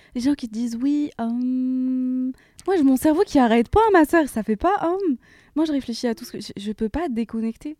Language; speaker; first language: French; non-native, local second language; Arabic